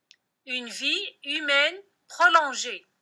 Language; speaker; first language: French; non-native, local second language; Arabic